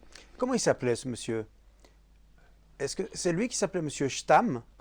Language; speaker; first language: French; native; French